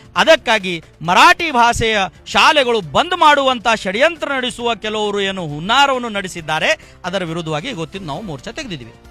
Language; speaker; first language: Kannada; non-native, local second language; Marathi